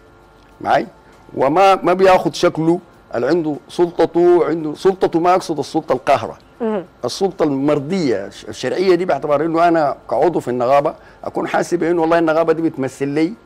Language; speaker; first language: Arabic; native; Arabic